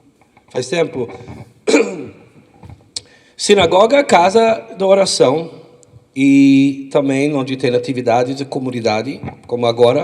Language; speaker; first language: Portuguese; non-native, fluent; English